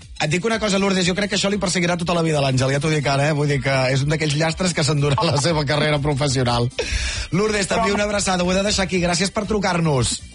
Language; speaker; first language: Catalan; native; Catalan